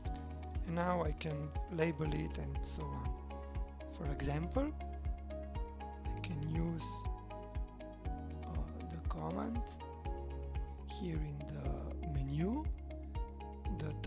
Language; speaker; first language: English; non-native, fluent; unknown